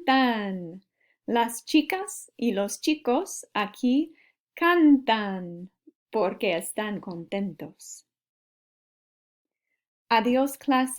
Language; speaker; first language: Spanish; non-native, fluent; English